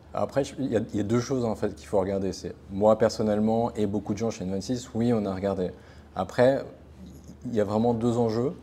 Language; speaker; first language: French; native; French